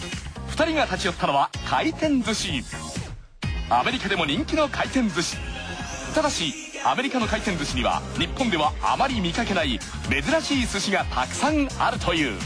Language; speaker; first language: Japanese; native; Japanese